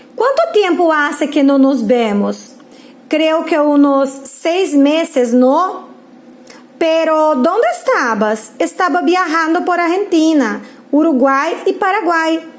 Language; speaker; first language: Spanish; non-native, fluent; Portuguese